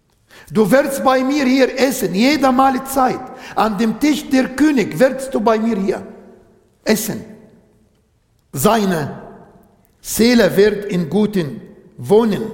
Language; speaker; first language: German; non-native, fluent; Arabic